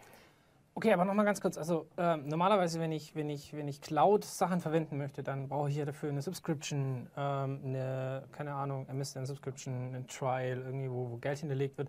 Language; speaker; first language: German; native; German